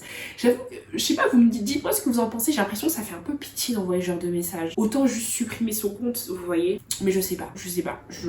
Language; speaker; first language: French; native; French